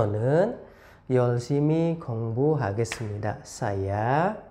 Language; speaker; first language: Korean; non-native, fluent; Indonesian